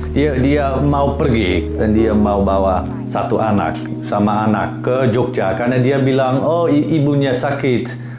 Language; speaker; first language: Indonesian; non-native, fluent; Dutch